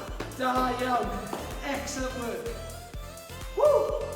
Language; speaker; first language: Welsh; non-native, local second language; English